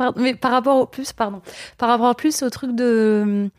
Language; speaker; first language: French; native; French